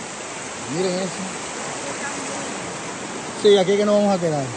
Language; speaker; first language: Spanish; native; Spanish